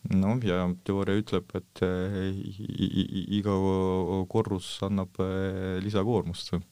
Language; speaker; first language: Estonian; non-native, local second language; Russian